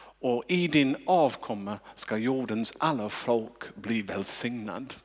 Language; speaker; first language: Swedish; non-native, fluent; English